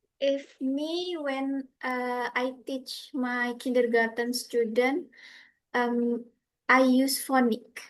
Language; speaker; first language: English; non-native, fluent; Indonesian